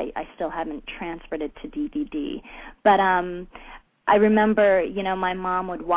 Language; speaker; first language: English; native; English